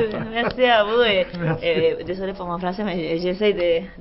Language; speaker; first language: French; non-native, learner; Spanish